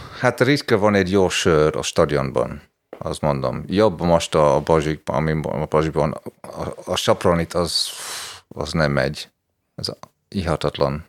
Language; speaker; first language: Hungarian; non-native, fluent; English